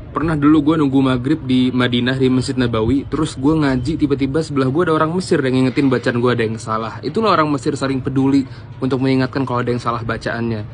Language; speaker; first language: Indonesian; native; Indonesian